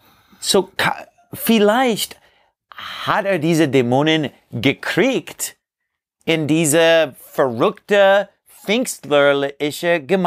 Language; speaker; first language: German; non-native, learner; English